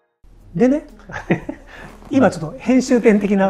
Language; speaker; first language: Japanese; native; Japanese